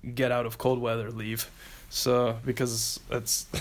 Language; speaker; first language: English; native; English